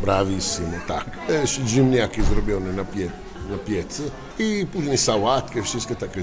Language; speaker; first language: Polish; non-native, learner; Italian